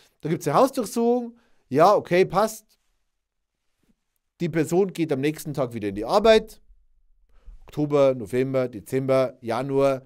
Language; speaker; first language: German; native; German